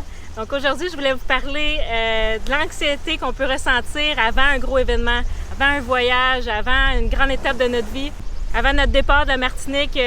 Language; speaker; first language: French; native; French